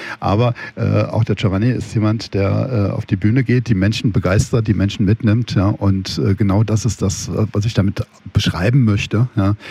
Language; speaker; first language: German; native; German